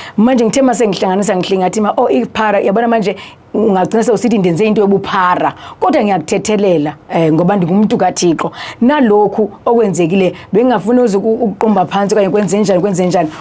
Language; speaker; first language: Zulu; non-native, local second language; Xhosa